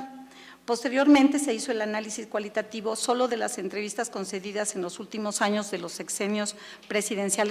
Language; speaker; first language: Spanish; native; Spanish